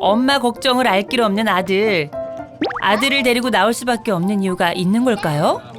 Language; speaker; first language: Korean; native; Korean